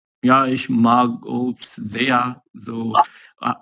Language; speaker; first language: German; non-native, learner; Urdu